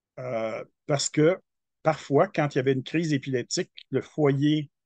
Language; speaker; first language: French; native; French